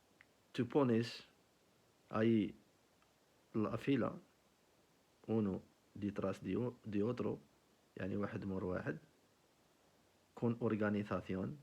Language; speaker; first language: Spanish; non-native, learner; Arabic